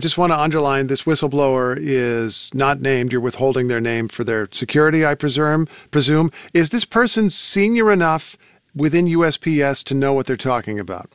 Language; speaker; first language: English; native; English